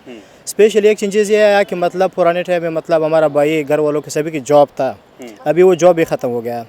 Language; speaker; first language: Hindi; non-native, learner; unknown